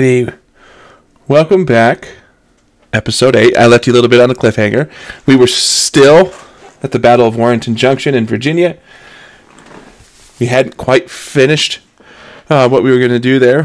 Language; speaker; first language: English; native; English